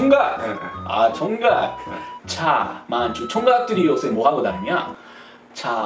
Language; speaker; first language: Korean; non-native, fluent; English